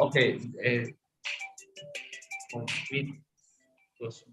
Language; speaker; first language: English; non-native, learner; Spanish